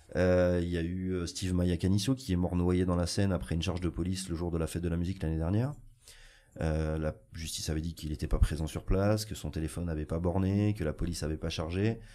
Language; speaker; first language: French; native; French